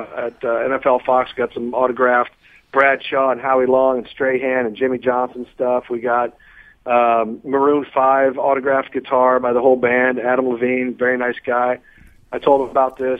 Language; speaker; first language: English; native; English